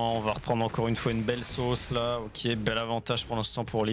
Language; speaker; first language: French; native; French